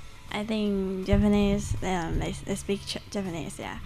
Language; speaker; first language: English; non-native, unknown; Chinese